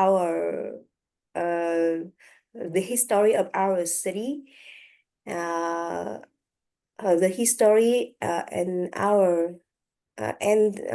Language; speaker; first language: English; non-native, learner; French